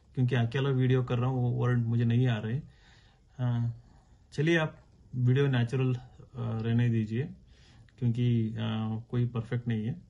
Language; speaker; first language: Hindi; non-native, local second language; Kannada